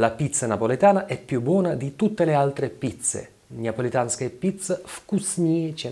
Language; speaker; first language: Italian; non-native, fluent; Russian